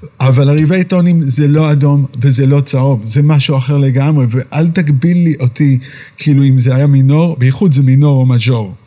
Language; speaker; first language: Hebrew; native; Hebrew